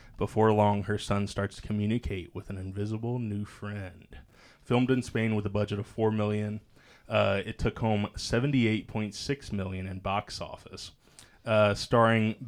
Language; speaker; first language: English; native; English